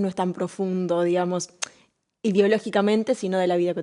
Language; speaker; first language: Spanish; native; Spanish